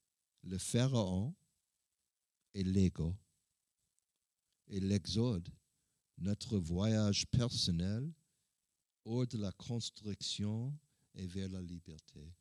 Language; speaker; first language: French; non-native, learner; English